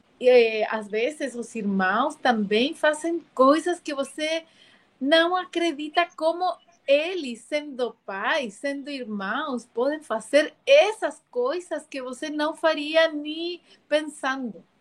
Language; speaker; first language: Portuguese; non-native, learner; Spanish